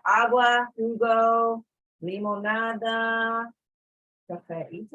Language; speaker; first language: Spanish; non-native, fluent; English